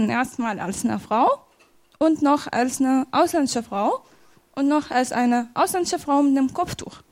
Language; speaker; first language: German; non-native, fluent; Arabic